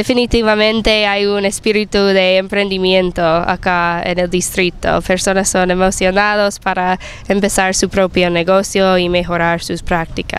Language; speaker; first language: Spanish; non-native, fluent; English